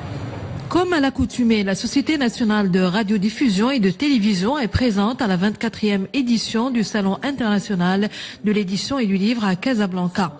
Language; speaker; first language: French; non-native, local second language; Arabic